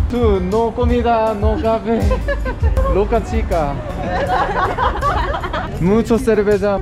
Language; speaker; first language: Spanish; non-native, learner; Korean